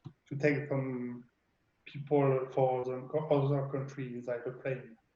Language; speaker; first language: English; non-native, learner; French